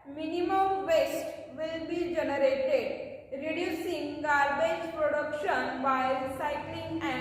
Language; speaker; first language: English; non-native, local second language; Marathi